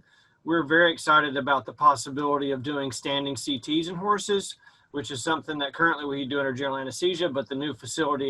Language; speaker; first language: English; native; English